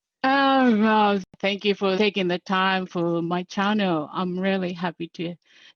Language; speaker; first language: English; non-native, learner; Japanese